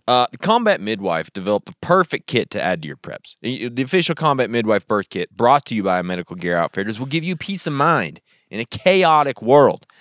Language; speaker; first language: English; native; English